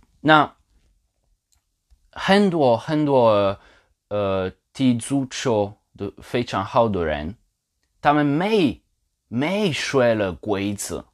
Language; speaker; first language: Chinese; non-native, learner; Polish